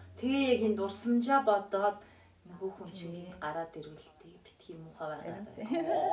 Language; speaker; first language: Mongolian; early bilingual, heritage; Mongolian